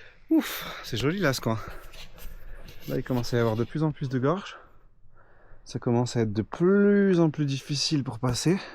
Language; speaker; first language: French; native; French